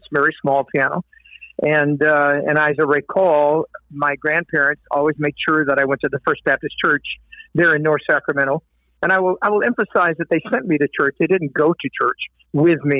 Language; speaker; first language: English; native; English